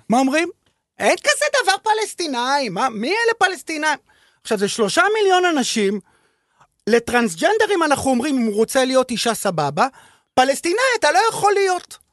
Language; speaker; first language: Hebrew; native; Hebrew